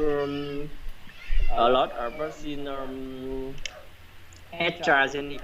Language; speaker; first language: English; non-native, learner; Vietnamese